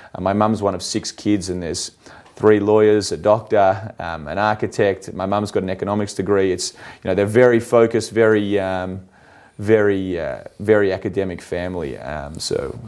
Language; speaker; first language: English; native; English